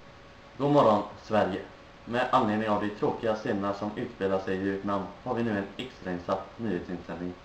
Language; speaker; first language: Swedish; native; Swedish